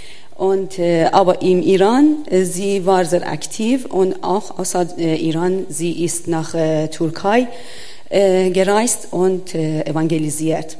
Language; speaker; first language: German; non-native, learner; Persian